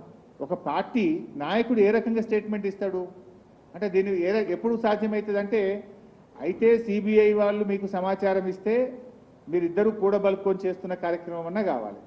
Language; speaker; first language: Telugu; native; Telugu